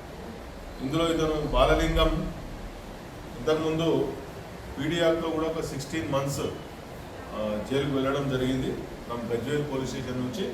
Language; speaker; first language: Telugu; native; Telugu